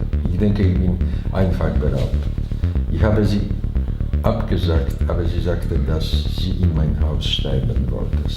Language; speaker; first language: German; non-native, learner; Chinese